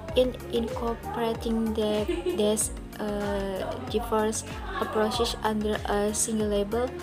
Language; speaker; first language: English; non-native, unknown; Indonesian